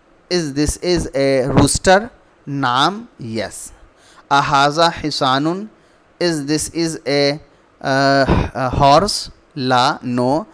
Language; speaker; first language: English; non-native, local second language; Urdu